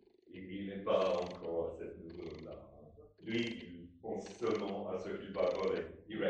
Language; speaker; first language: French; non-native, fluent; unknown